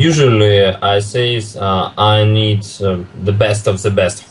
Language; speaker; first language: English; non-native, learner; Russian